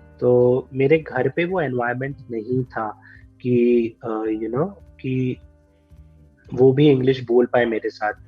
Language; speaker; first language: Hindi; native; Hindi